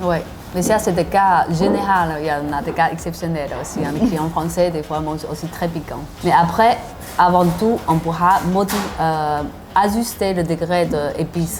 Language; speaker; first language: French; non-native, fluent; Chinese